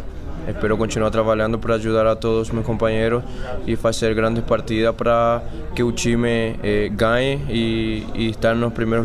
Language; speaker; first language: Portuguese; non-native, fluent; Spanish